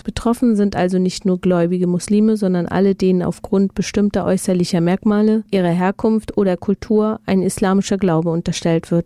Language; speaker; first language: German; native; German